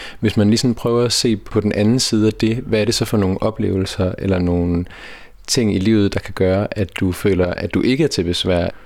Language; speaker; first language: Danish; native; Danish